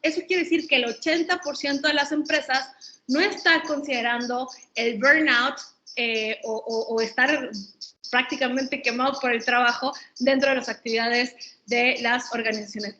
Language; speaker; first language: Spanish; native; Spanish